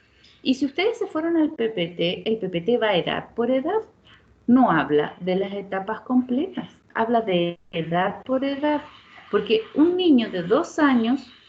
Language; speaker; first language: Spanish; native; Spanish